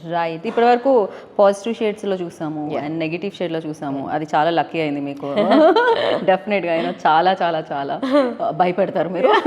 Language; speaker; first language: Telugu; native; Telugu